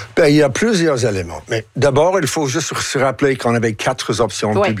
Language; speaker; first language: French; non-native, local second language; English